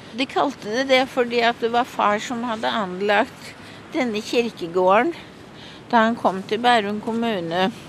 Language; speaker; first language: Norwegian; native; Norwegian